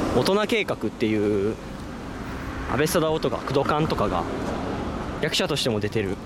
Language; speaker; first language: Japanese; native; Japanese